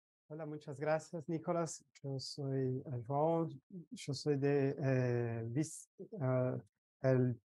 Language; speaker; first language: Spanish; non-native, fluent; Portuguese